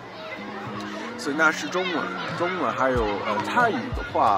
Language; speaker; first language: Chinese; non-native, fluent; English